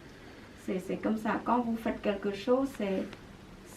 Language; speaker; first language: French; non-native, fluent; Khmer